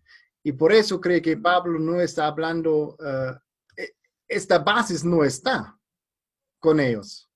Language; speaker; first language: Spanish; non-native, fluent; German